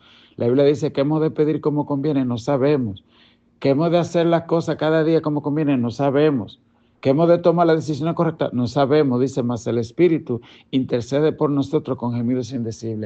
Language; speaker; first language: Spanish; native; Spanish